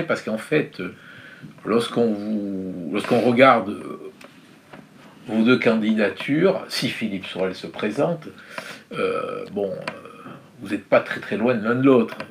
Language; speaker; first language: French; native; French